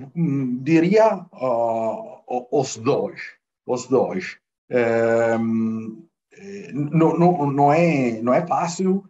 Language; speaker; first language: Portuguese; non-native, fluent; Italian